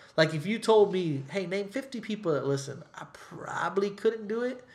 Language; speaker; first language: English; native; English